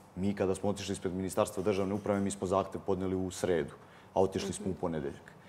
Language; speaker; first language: Serbian; native; Serbian